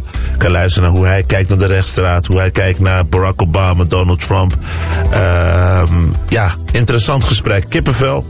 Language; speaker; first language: Dutch; native; Dutch